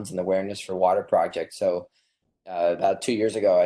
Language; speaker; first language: English; native; English